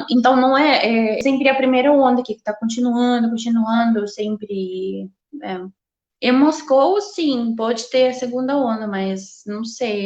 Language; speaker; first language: Portuguese; non-native, fluent; Russian